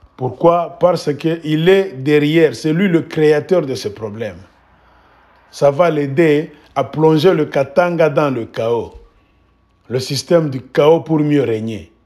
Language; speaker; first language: French; non-native, local second language; Swahili